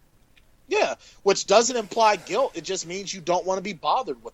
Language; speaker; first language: English; native; English